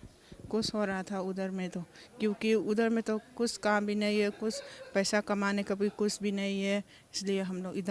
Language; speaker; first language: Hindi; non-native, local second language; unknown